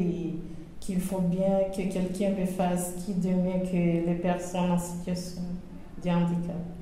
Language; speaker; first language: French; non-native, local second language; Comorian